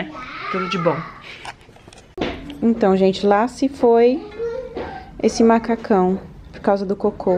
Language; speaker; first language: Portuguese; early bilingual, heritage; Portuguese